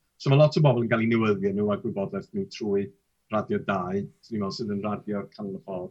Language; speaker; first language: Welsh; native; Welsh